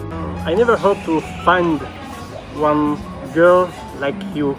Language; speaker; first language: English; non-native, learner; French